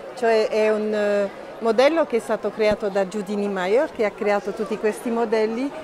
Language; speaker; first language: Italian; non-native, fluent; French